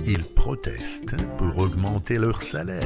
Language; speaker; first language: French; non-native, fluent; Russian